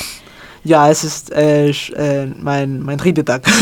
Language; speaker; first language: German; non-native, learner; Spanish